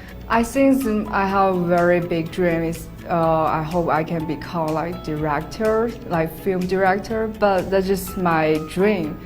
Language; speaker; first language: English; non-native, learner; Chinese